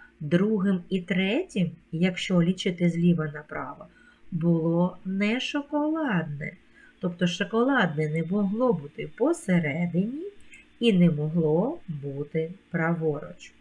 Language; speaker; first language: Ukrainian; native; Ukrainian